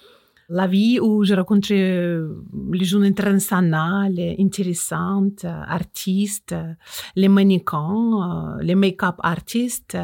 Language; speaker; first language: French; non-native, learner; Russian